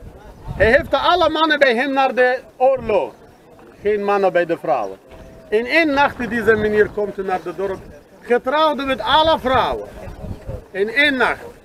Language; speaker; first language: Dutch; non-native, learner; Arabic